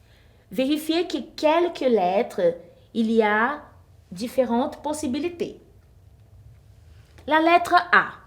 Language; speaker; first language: French; non-native, fluent; Portuguese